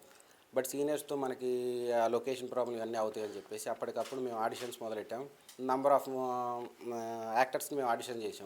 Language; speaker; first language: Telugu; native; Telugu